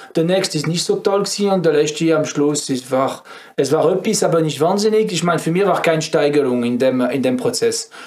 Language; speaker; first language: German; non-native, fluent; French